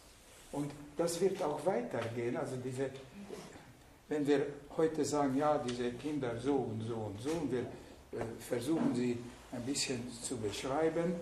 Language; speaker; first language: German; non-native, fluent; Hungarian